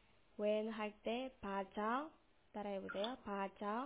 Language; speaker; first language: Korean; non-native, local second language; Burmese